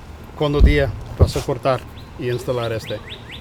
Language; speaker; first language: Spanish; non-native, learner; English